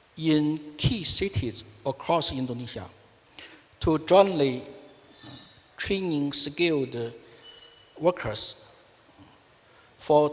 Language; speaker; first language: English; non-native, fluent; Chinese